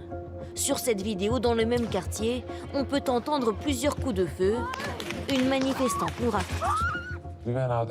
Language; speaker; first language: French; native; French